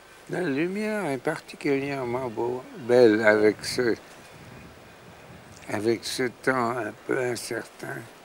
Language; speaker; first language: French; non-native, fluent; German